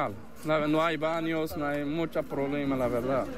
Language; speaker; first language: Spanish; non-native, learner; Arabic